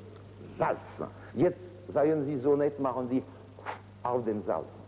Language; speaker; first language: German; non-native, fluent; French